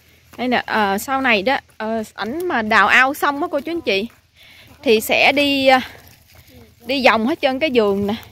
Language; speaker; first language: Vietnamese; native; Vietnamese